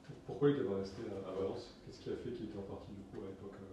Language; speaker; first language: French; native; French